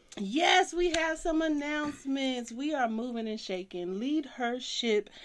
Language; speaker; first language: English; native; English